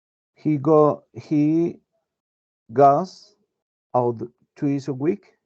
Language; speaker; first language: English; non-native, learner; Spanish